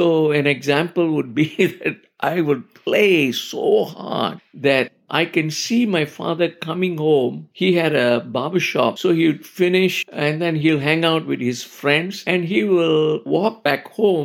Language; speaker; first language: English; non-native, local second language; Tamil